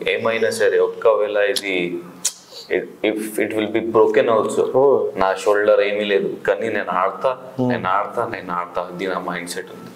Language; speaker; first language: Telugu; non-native, learner; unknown